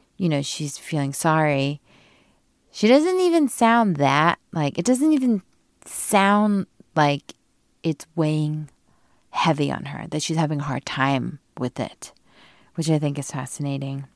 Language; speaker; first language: English; early bilingual, other home language; Korean